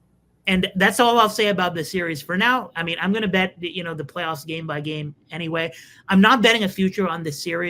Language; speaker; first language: English; native; English